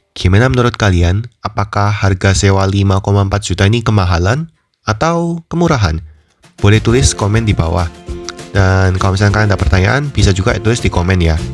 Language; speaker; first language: Indonesian; native; Indonesian